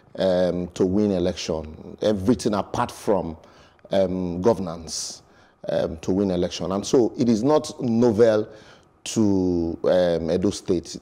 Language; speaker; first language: English; non-native, local second language; Bini